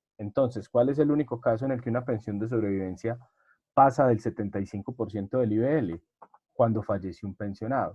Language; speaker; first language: Spanish; native; Spanish